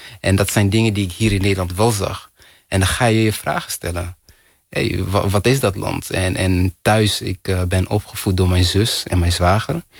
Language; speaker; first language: Dutch; early bilingual, other home language; Kinyarwanda